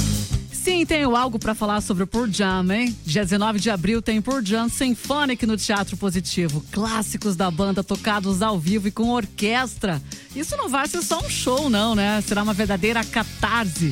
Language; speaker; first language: Portuguese; native; Portuguese